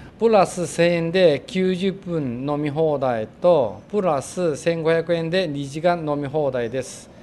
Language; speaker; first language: Japanese; non-native, fluent; Chinese